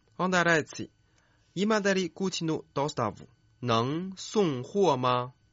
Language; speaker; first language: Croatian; non-native, fluent; Chinese